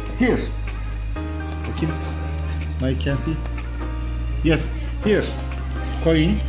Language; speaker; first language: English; non-native, learner; Turkish